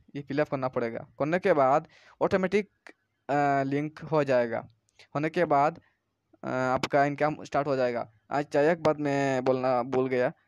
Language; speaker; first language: Hindi; non-native, local second language; Bangla